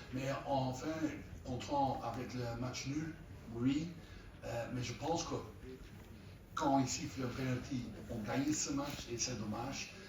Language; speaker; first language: French; non-native, fluent; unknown